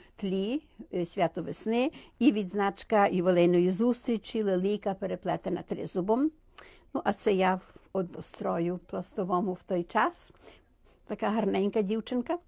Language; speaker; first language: Ukrainian; native; Ukrainian